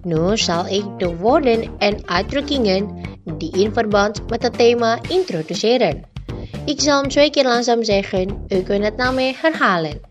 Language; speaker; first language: Dutch; non-native, fluent; Indonesian